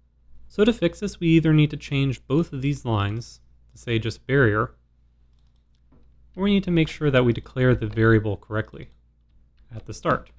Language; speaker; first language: English; native; English